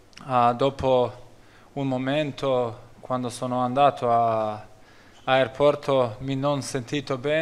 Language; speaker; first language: Italian; non-native, learner; Bosnian